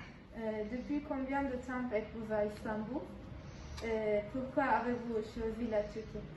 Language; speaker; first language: French; non-native, learner; Turkish